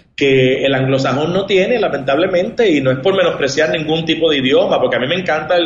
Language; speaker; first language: Spanish; native; Spanish